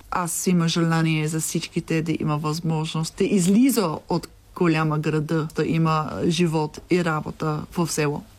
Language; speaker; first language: Bulgarian; non-native, learner; English